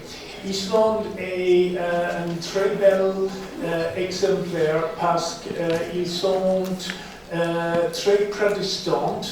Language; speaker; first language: French; non-native, fluent; English